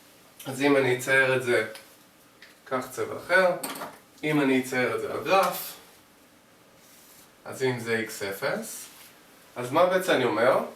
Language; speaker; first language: Hebrew; native; Hebrew